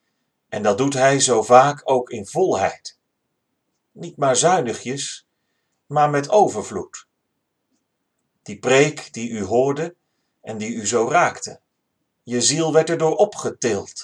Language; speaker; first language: Dutch; native; Dutch